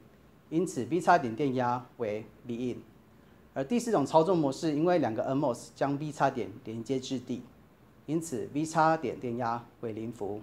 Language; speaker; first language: Chinese; native; Chinese